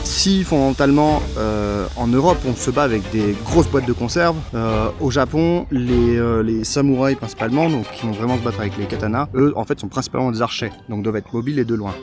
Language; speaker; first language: French; native; French